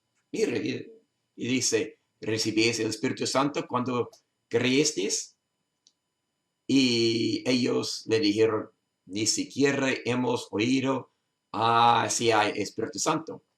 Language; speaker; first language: Spanish; non-native, learner; English